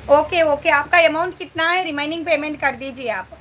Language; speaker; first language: Hindi; non-native, local second language; Telugu